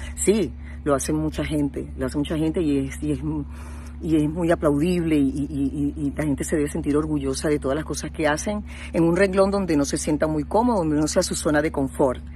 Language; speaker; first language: Spanish; native; Spanish